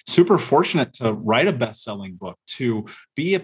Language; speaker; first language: English; native; English